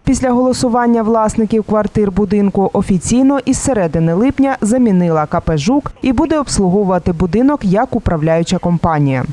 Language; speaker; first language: Ukrainian; native; Ukrainian